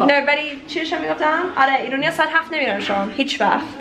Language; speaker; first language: Persian; early bilingual, heritage; Persian